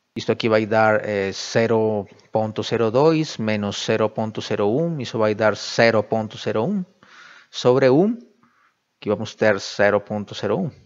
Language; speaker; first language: Portuguese; non-native, fluent; Spanish